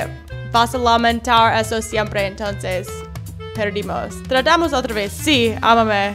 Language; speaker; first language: Spanish; non-native, learner; English